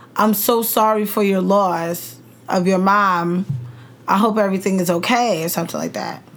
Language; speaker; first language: English; native; English